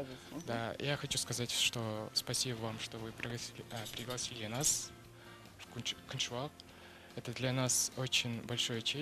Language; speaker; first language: Russian; non-native, local second language; Kazakh